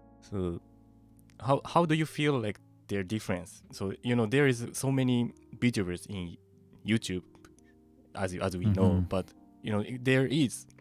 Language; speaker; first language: English; non-native, fluent; Japanese